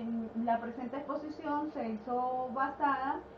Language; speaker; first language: Spanish; native; Spanish